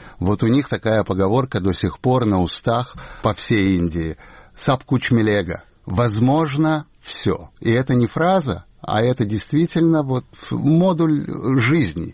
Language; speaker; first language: Russian; native; Russian